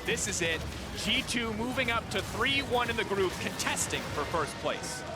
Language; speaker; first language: English; native; English